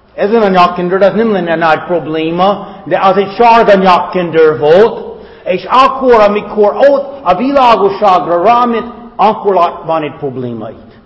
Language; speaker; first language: Hungarian; non-native, fluent; English